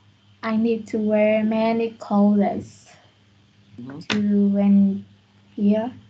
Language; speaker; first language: English; non-native, learner; Vietnamese